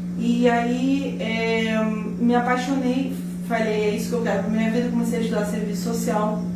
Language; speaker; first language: Portuguese; early bilingual, heritage; Portuguese